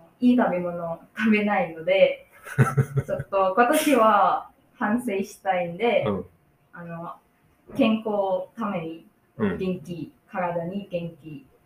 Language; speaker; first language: Japanese; non-native, learner; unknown